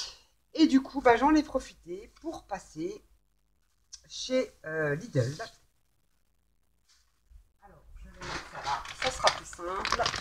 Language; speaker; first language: French; native; French